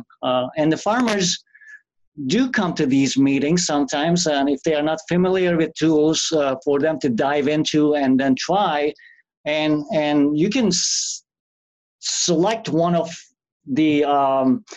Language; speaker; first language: English; non-native, fluent; Turkish